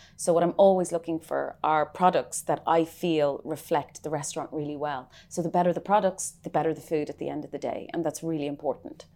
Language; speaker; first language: English; native; English